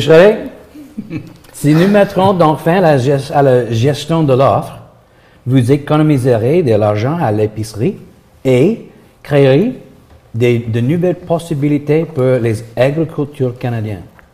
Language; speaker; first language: French; non-native, learner; English